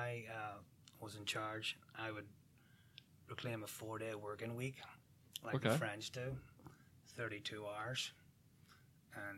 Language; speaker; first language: English; native; English